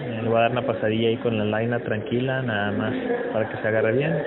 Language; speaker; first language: Spanish; native; Spanish